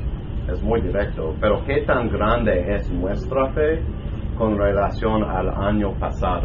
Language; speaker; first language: Spanish; non-native, learner; English